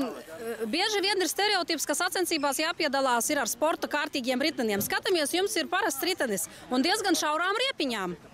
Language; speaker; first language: Latvian; native; Latvian